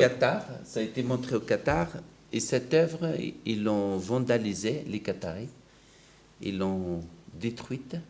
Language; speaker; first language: French; non-native, local second language; Arabic